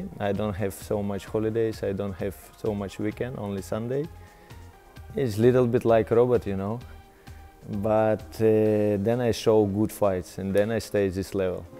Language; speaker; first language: English; non-native, learner; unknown